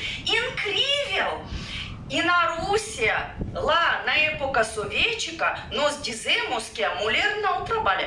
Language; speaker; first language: Portuguese; non-native, fluent; Russian